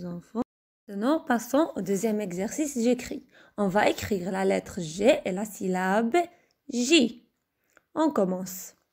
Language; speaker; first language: French; non-native, local second language; Arabic